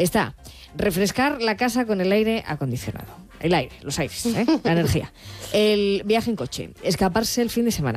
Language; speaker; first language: Spanish; native; Spanish